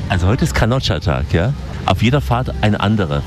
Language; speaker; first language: German; native; German